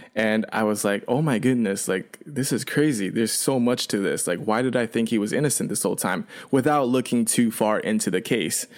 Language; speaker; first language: English; early bilingual, other home language; Chinese